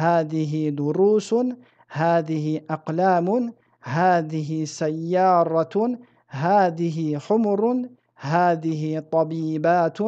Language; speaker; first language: Arabic; non-native, fluent; French